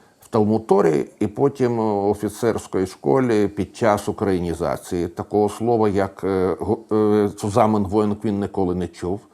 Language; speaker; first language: Ukrainian; non-native, local second language; Russian